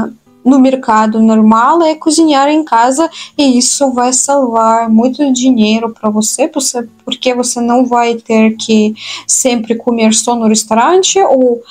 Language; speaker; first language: Portuguese; non-native, fluent; Russian